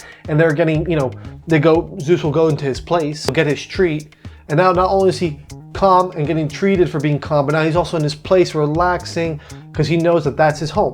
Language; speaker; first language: English; native; English